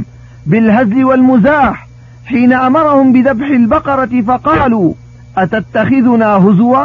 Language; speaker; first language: Arabic; native; Arabic